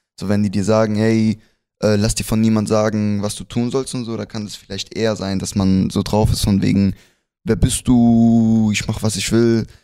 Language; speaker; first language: German; early bilingual, other home language; Spanish